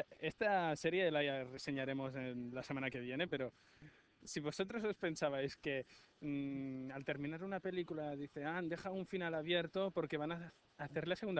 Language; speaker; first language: Spanish; native; Spanish